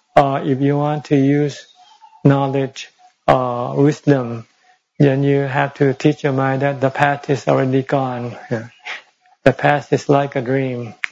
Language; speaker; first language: English; non-native, fluent; Thai